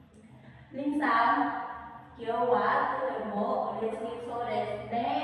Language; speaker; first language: Japanese; non-native, learner; Vietnamese